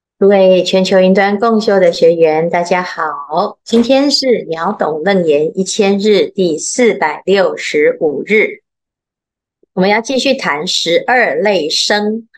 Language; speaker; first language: Chinese; native; Chinese